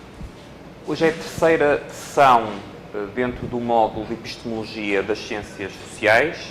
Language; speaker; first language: Portuguese; native; Portuguese